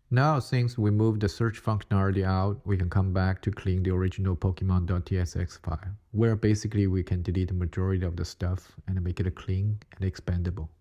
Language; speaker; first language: English; non-native, fluent; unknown